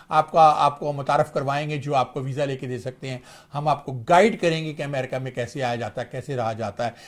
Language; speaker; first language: Urdu; native; Urdu